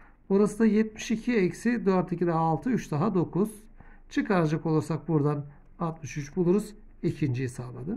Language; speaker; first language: Turkish; native; Turkish